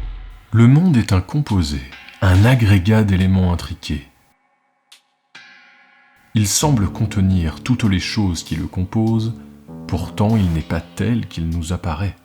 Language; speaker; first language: French; native; French